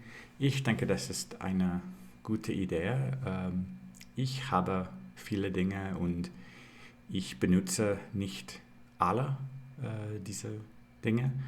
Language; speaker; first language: German; non-native, learner; English